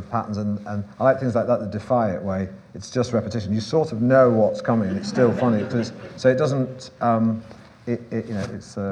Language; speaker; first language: English; native; English